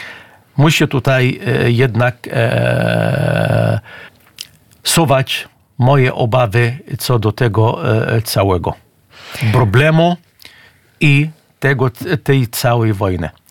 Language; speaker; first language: Polish; non-native, fluent; Arabic